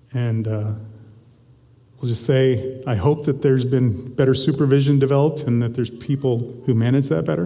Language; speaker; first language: English; native; English